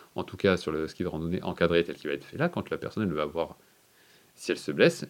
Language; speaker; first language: French; native; French